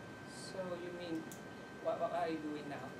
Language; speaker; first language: English; non-native, learner; Vietnamese